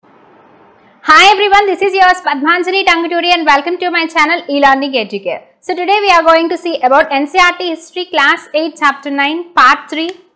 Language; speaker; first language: English; non-native, local second language; Telugu